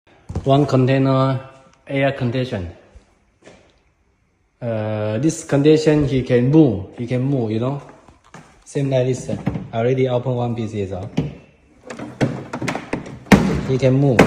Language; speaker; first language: English; non-native, learner; Chinese